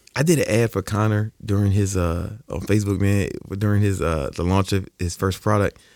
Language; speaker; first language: English; native; English